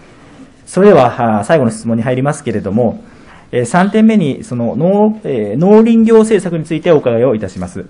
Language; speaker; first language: Japanese; native; Japanese